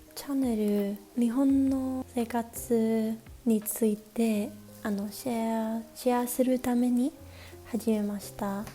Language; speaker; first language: Japanese; non-native, learner; English